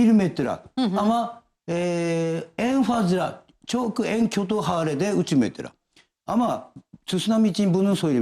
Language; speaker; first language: Turkish; non-native, learner; Japanese